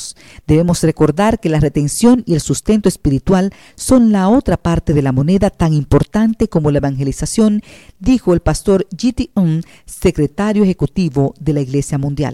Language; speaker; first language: Spanish; native; Spanish